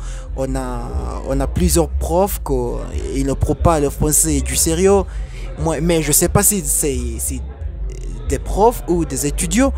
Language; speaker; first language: French; non-native, fluent; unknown